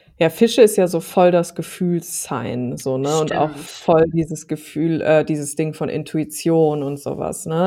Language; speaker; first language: German; native; German